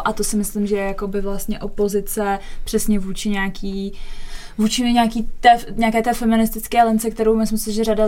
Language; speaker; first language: Czech; native; Czech